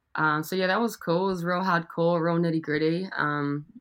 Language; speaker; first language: English; native; English